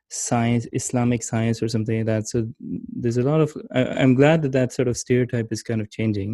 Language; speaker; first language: English; non-native, local second language; Urdu